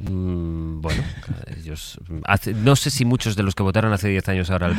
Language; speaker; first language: Spanish; native; Spanish